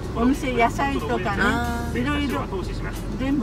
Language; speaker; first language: Japanese; native; Japanese